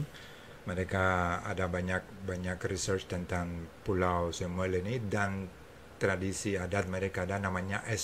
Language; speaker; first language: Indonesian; non-native, fluent; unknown